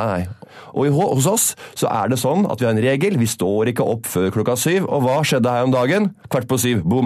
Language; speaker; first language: Norwegian; native; Norwegian